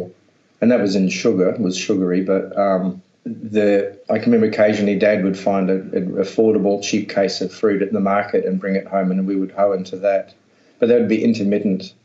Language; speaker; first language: English; native; English